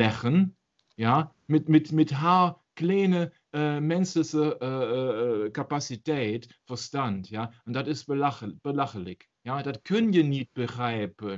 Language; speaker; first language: Dutch; non-native, learner; German